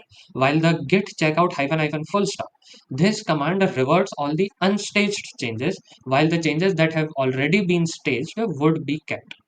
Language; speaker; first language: English; non-native, local second language; Hindi